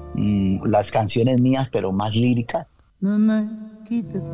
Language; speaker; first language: Spanish; native; Spanish